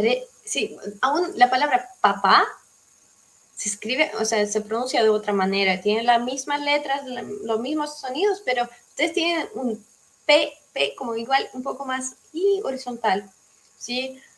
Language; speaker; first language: Spanish; non-native, fluent; Russian